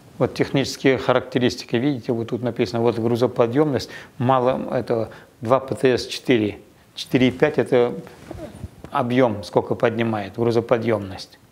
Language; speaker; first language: Russian; non-native, local second language; Kazakh